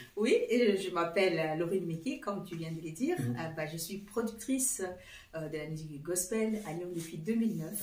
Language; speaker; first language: French; non-native, fluent; Portuguese